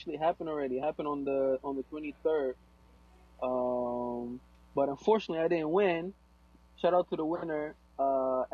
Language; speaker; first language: English; non-native, fluent; Portuguese